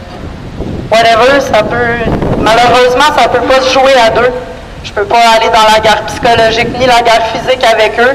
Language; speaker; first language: French; native; French